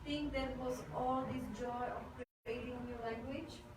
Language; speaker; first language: English; non-native, fluent; Czech